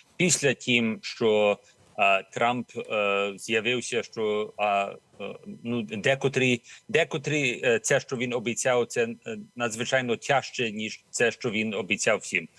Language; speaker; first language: Ukrainian; early bilingual, heritage; Ukrainian